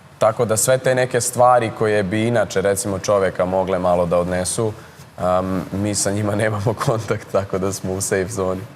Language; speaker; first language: Serbian; early bilingual, heritage; Serbian